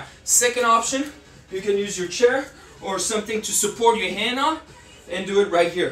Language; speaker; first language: English; native; English